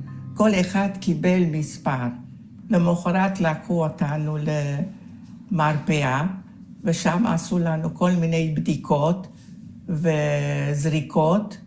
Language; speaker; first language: Hebrew; non-native, fluent; Hungarian